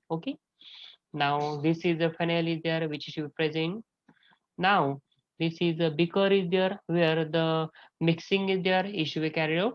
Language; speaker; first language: English; non-native, local second language; Marathi